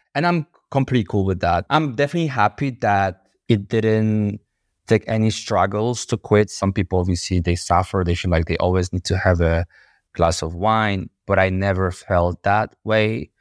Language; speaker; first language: English; non-native, fluent; Polish